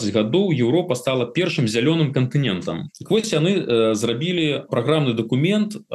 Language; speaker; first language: Belarusian; native; Belarusian